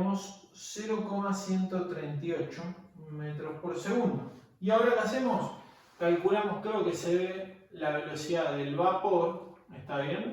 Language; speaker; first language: Spanish; native; Spanish